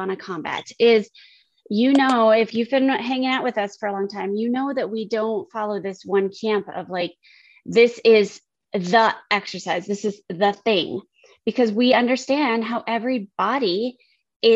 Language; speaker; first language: English; native; English